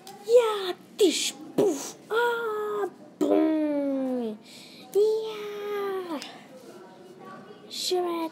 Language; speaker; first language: French; non-native, learner; English